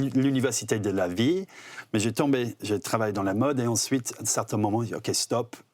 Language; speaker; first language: French; non-native, fluent; English